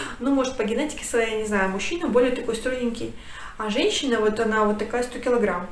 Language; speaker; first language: Russian; native; Russian